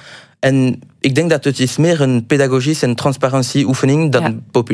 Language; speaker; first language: Dutch; non-native, local second language; French